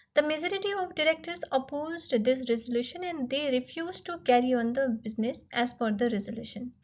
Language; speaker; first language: English; non-native, local second language; Nepali